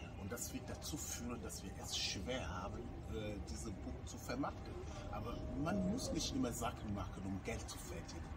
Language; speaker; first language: German; non-native, fluent; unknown